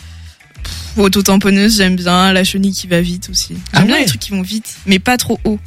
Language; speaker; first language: French; native; French